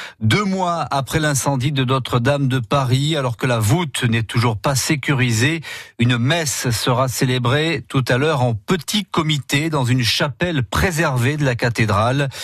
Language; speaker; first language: French; native; French